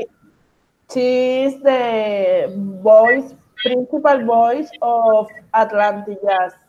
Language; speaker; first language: English; non-native, learner; Spanish